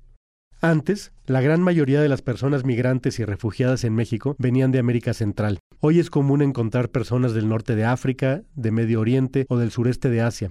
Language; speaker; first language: Spanish; native; Spanish